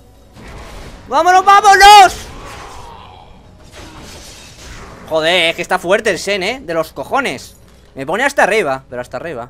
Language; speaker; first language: Spanish; native; Spanish